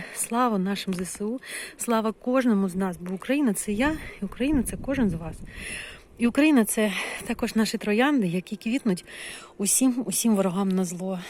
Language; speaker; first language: Ukrainian; non-native, local second language; Russian